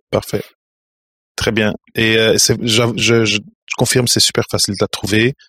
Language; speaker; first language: French; native; French